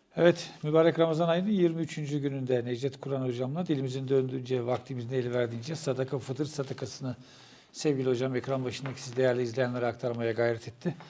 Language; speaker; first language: Turkish; native; Turkish